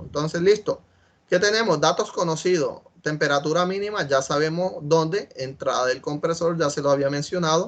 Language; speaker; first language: Spanish; native; Spanish